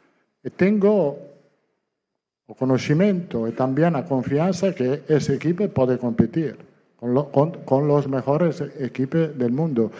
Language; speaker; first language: Portuguese; non-native, fluent; Italian